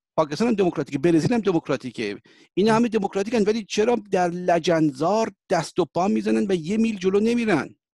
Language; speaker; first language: Persian; early bilingual, heritage; Persian